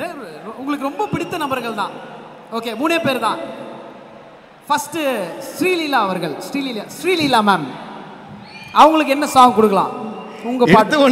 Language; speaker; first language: Tamil; native; Tamil